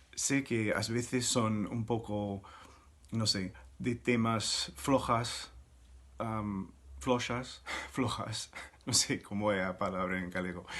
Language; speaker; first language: Galician; non-native, learner; English